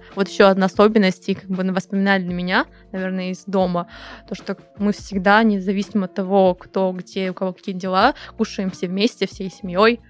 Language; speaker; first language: Russian; non-native, local second language; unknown